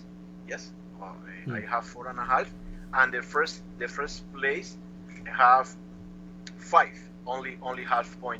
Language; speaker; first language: English; non-native, learner; Spanish